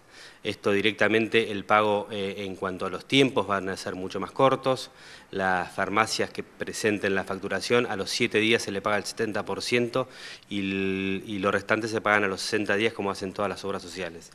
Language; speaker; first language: Spanish; native; Spanish